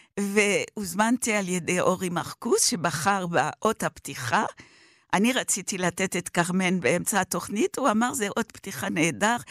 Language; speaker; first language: Hebrew; non-native, fluent; French